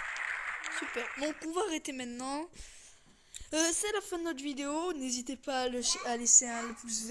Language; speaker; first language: French; native; French